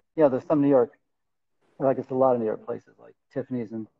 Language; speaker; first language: English; native; English